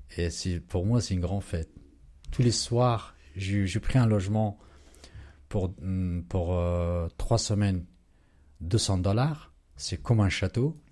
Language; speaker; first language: French; non-native, learner; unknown